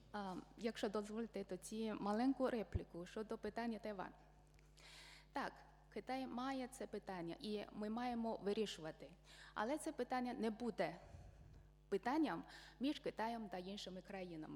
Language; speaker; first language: Ukrainian; non-native, fluent; Chinese